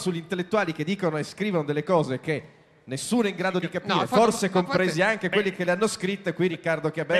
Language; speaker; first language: Italian; native; Italian